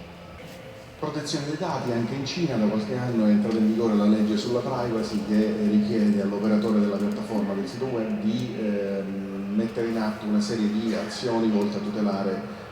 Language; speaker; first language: Italian; native; Italian